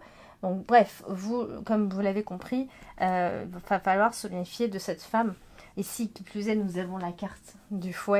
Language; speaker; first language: French; native; French